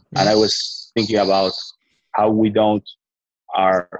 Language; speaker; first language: English; non-native, fluent; Spanish